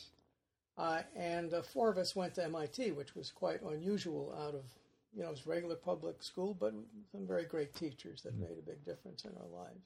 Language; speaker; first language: English; native; English